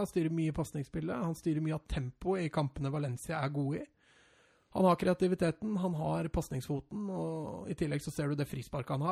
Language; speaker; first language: Norwegian; native; Norwegian